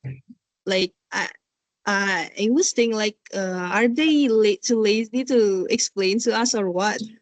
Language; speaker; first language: English; non-native, learner; Indonesian